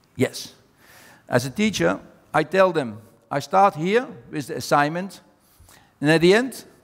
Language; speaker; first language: English; non-native, fluent; Dutch